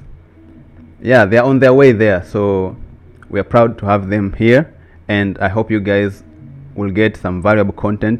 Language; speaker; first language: English; non-native, local second language; Swahili